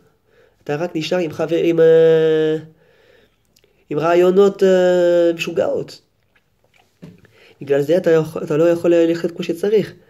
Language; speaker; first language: Hebrew; non-native, fluent; French